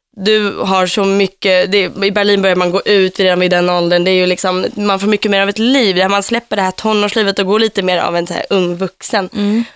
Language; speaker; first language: Swedish; early bilingual, heritage; Swedish